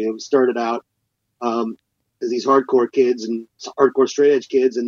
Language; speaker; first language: English; native; English